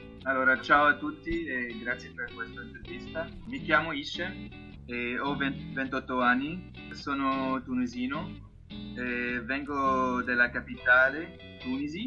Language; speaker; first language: Italian; non-native, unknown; Arabic